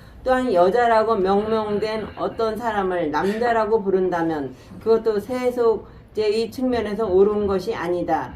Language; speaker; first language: Korean; native; Korean